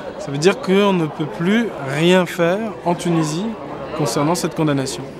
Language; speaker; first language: French; non-native, local second language; Arabic